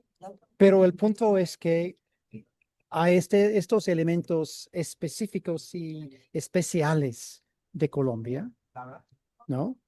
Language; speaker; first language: Spanish; non-native, fluent; English